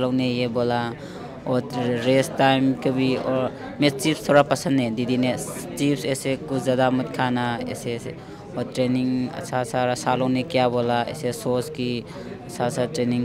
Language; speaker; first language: Hindi; non-native, local second language; Manipuri